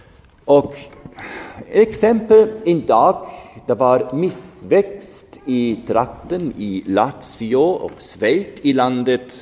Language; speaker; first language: Swedish; non-native, fluent; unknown